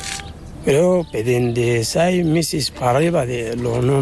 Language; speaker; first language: Spanish; non-native, learner; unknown